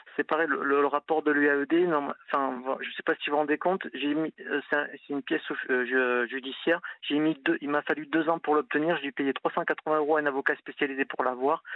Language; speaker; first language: French; native; French